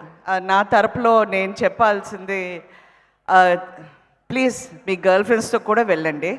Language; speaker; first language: Telugu; non-native, fluent; Tamil